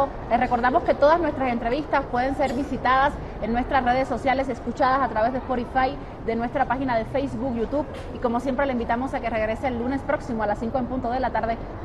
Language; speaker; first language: Spanish; native; Spanish